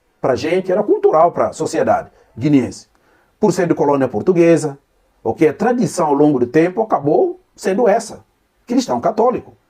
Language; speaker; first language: Portuguese; non-native, local second language; Upper Guinea Crioulo